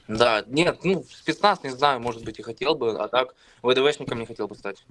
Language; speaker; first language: Russian; native; Russian